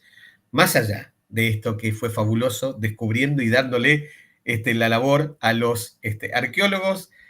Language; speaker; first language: Spanish; native; Spanish